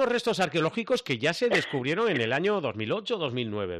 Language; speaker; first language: Spanish; native; Spanish